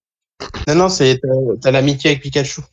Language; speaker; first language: French; native; French